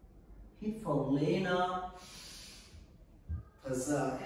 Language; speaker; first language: Vietnamese; non-native, learner; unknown